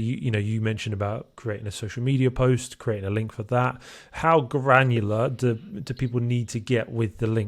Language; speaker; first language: English; native; English